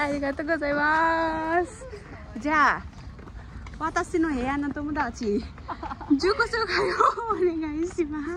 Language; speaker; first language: Japanese; non-native, learner; Nepali